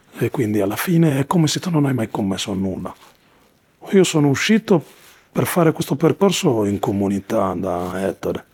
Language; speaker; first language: Italian; non-native, fluent; Arabic